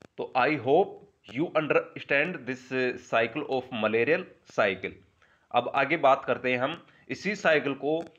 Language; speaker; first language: Hindi; native; Hindi